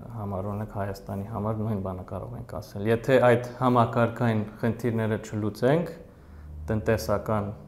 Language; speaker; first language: Armenian; early bilingual, heritage; Armenian